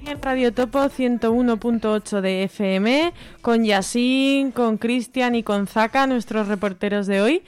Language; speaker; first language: Spanish; native; Spanish